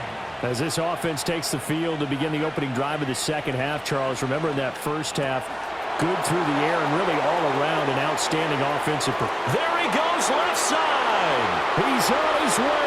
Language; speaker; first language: English; native; English